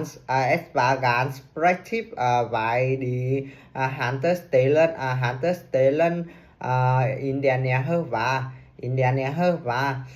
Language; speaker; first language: German; non-native, learner; Vietnamese